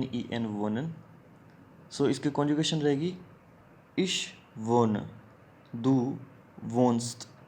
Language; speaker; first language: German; non-native, learner; Hindi